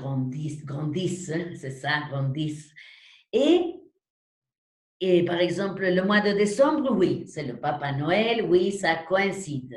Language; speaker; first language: French; non-native, fluent; Spanish